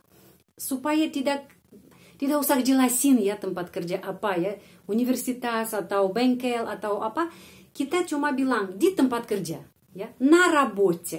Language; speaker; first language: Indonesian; non-native, fluent; Russian